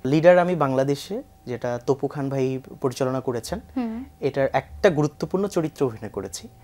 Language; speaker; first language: Bangla; native; Bangla